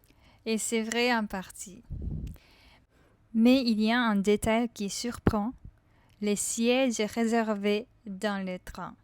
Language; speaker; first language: French; non-native, fluent; Japanese